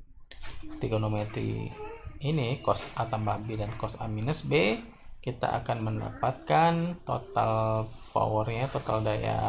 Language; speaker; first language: Indonesian; native; Indonesian